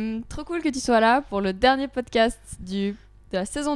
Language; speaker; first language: French; native; French